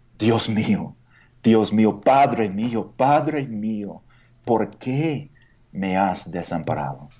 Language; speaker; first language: Spanish; non-native, fluent; English